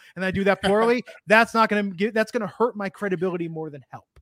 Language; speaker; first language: English; native; English